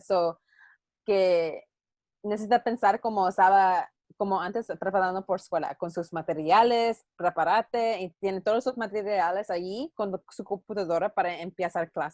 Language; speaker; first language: Spanish; non-native, learner; English